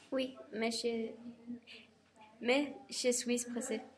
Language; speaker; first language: French; non-native, learner; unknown